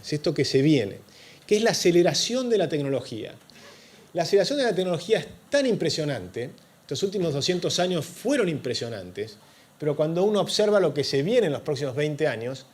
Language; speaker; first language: Spanish; native; Spanish